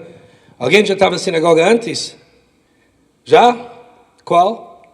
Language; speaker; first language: Portuguese; non-native, fluent; English